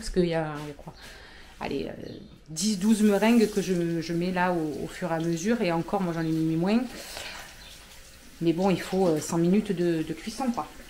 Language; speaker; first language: French; native; French